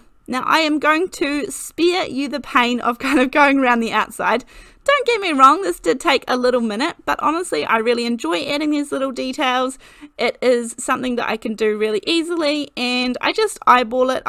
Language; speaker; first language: English; native; English